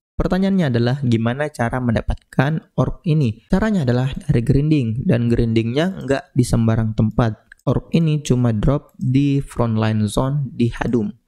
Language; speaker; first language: Indonesian; native; Indonesian